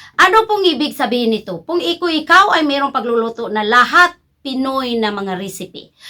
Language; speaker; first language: Filipino; non-native, local second language; Cebuano